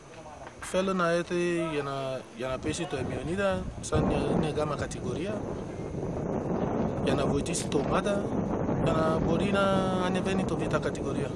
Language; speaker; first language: Greek; non-native, learner; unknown